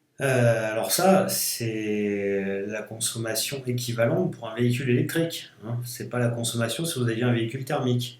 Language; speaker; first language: French; native; French